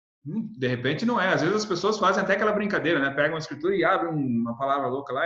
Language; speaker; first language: Portuguese; native; Portuguese